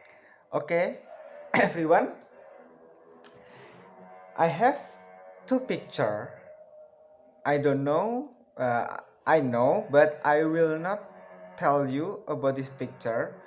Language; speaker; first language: English; non-native, learner; Indonesian